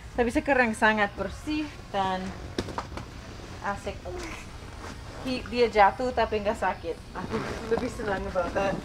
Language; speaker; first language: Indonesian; non-native, learner; English